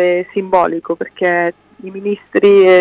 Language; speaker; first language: Italian; native; Italian